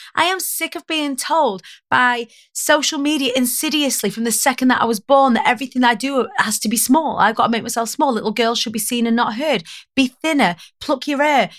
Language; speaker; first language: English; native; English